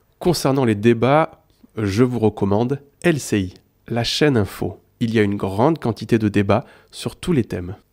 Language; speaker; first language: French; native; French